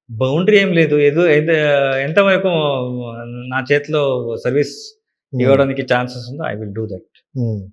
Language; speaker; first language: Telugu; non-native, learner; Kannada